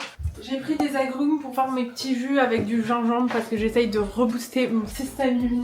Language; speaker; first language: French; native; French